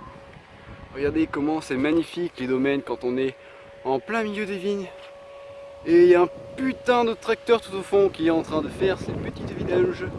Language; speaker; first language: French; native; French